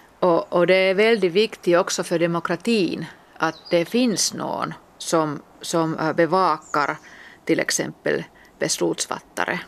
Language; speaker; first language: Swedish; non-native, local second language; Finnish